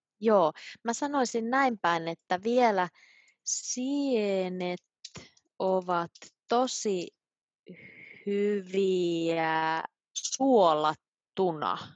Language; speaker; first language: Finnish; native; Finnish